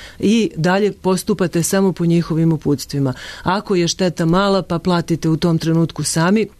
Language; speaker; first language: Serbian; native; Serbian